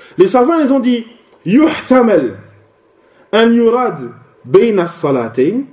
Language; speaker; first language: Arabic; non-native, fluent; French